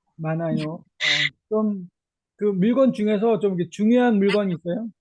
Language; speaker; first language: Korean; native; Korean